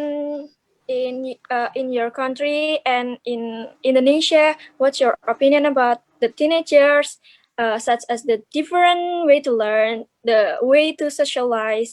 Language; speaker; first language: English; non-native, learner; Indonesian